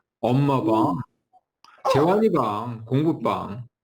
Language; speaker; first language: Korean; native; Korean